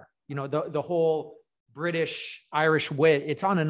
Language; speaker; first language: English; native; English